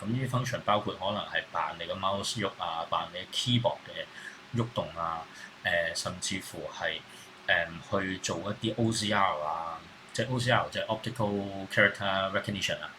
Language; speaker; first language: Cantonese; native; Cantonese